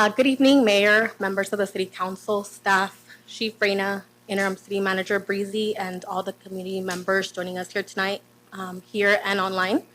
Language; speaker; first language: English; non-native, fluent; Spanish